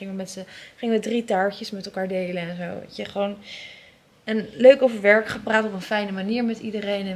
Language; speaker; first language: Dutch; native; Dutch